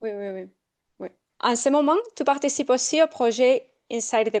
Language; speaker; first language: French; non-native, fluent; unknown